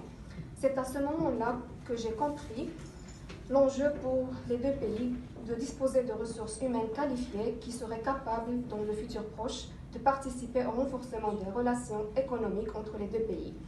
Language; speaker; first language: French; non-native, local second language; Arabic